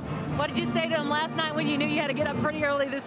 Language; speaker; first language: English; native; English